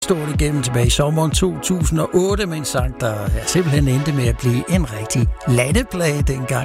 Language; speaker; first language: Danish; native; Danish